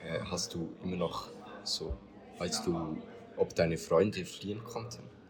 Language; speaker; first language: German; native; German